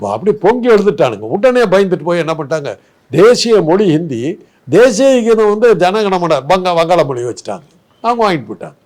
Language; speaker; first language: Tamil; non-native, local second language; Telugu